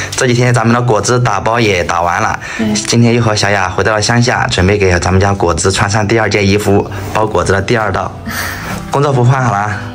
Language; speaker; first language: Chinese; native; Chinese